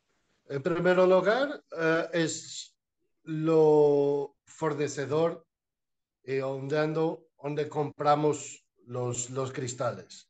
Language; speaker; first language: Spanish; non-native, fluent; Portuguese